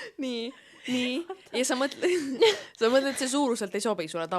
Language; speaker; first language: Estonian; native; Estonian